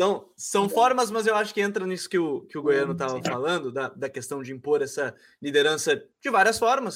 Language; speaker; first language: Portuguese; native; Portuguese